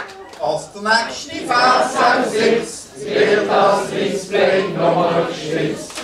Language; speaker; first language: German; native; German